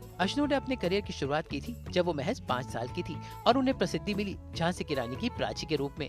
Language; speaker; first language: Hindi; native; Hindi